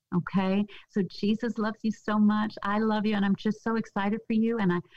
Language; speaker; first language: English; native; English